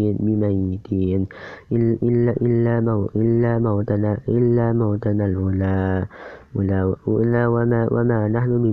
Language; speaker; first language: Arabic; non-native, learner; Indonesian